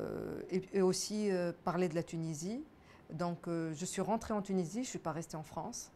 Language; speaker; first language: French; non-native, local second language; Arabic